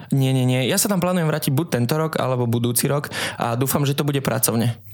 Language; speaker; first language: Slovak; native; Slovak